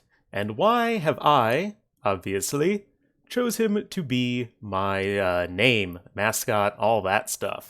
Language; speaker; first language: English; native; English